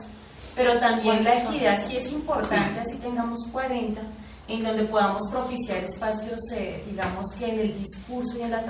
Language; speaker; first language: Spanish; native; Spanish